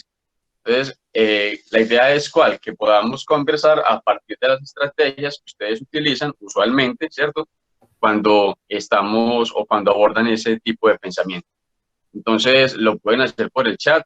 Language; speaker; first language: Spanish; native; Spanish